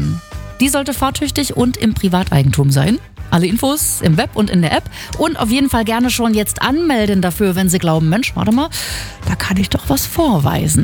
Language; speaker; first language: German; native; German